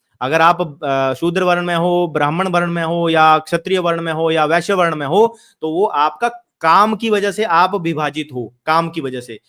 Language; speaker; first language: Hindi; native; Hindi